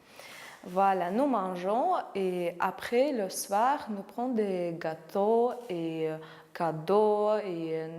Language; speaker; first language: French; non-native, learner; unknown